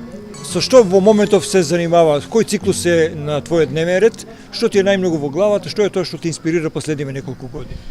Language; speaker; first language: Macedonian; native; Macedonian